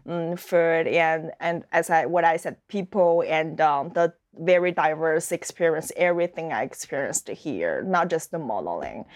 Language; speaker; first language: English; non-native, fluent; Chinese